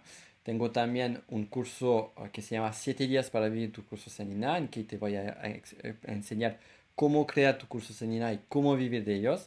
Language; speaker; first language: Spanish; non-native, fluent; French